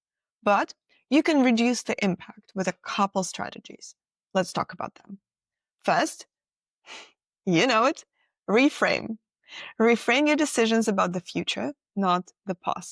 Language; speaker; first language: English; non-native, fluent; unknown